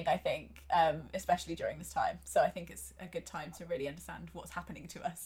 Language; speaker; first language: English; native; English